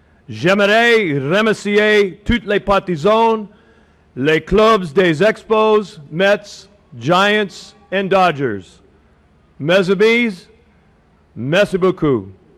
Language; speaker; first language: French; non-native, learner; English